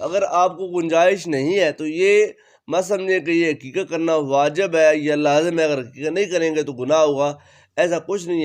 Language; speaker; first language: Urdu; native; Urdu